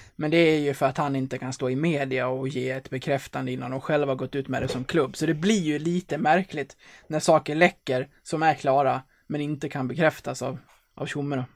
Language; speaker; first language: Swedish; native; Swedish